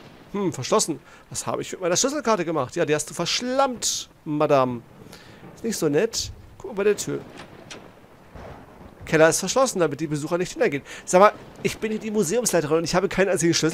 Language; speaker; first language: German; native; German